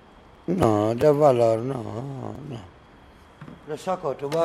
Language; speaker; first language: Spanish; non-native, learner; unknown